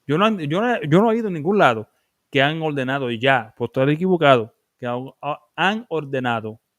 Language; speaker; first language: Spanish; early bilingual, other home language; English